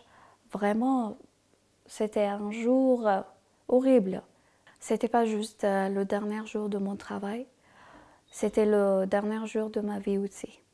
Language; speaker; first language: French; non-native, learner; Persian